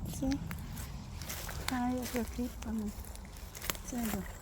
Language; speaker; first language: Swedish; non-native, learner; Thai